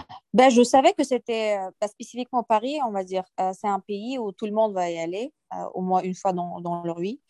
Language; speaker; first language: French; non-native, fluent; Uyghur